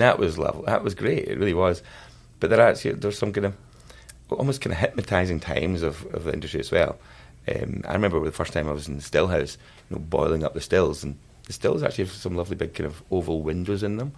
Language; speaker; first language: English; native; English